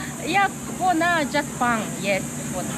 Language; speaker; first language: English; non-native, learner; Japanese